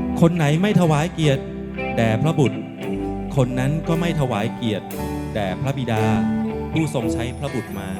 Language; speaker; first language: Thai; native; Thai